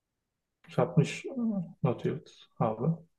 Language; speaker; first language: German; non-native, learner; Turkish